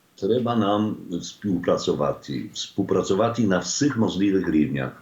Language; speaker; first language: Ukrainian; non-native, learner; Polish